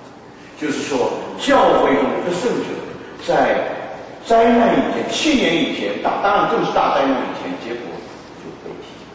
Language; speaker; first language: Chinese; native; Chinese